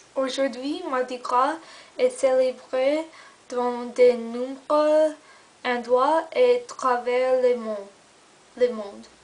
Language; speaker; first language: French; non-native, learner; English